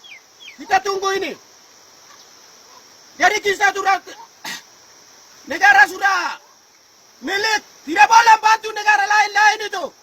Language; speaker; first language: Indonesian; non-native, local second language; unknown